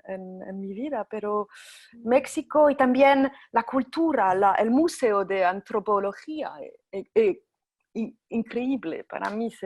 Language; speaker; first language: Spanish; non-native, fluent; French